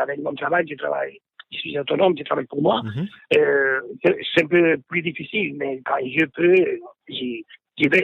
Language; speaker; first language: French; non-native, fluent; Spanish